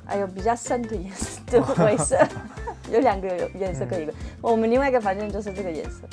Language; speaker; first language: Chinese; non-native, fluent; French